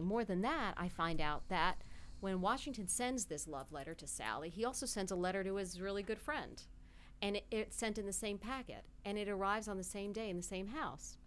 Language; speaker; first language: English; native; English